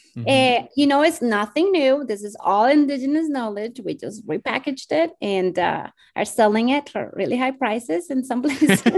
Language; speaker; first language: English; non-native, fluent; Spanish